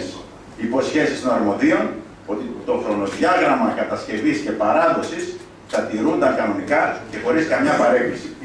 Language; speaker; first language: Greek; native; Greek